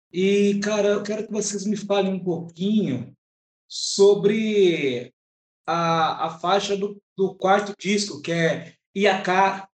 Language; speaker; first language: Portuguese; native; Portuguese